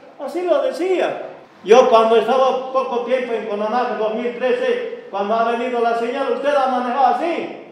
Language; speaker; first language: Spanish; non-native, local second language; Quechua